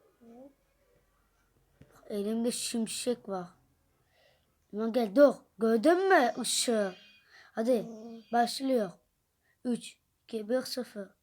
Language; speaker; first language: Turkish; early bilingual, heritage; Dutch